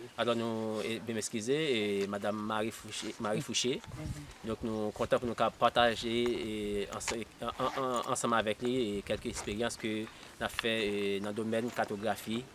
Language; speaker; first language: Haitian Creole; native; Haitian Creole